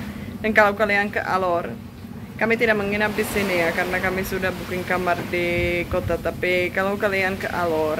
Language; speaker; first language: Indonesian; non-native, fluent; Czech